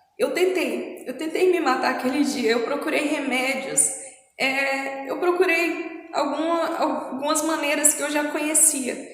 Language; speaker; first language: Portuguese; native; Portuguese